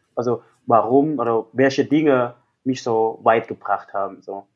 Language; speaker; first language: German; non-native, fluent; Indonesian